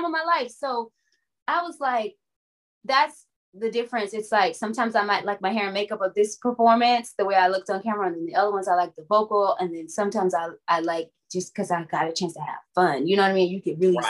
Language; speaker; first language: English; native; English